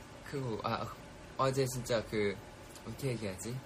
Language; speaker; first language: Korean; non-native, fluent; Thai